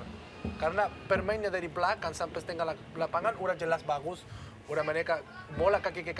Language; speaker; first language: Indonesian; non-native, fluent; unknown